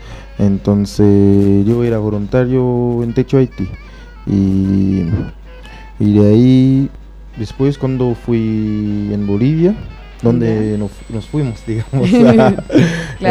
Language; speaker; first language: Spanish; non-native, fluent; Haitian Creole